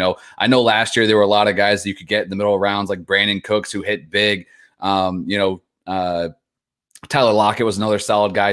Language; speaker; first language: English; native; English